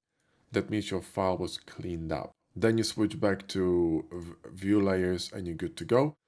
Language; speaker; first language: English; non-native, fluent; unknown